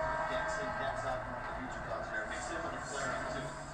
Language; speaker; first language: English; native; English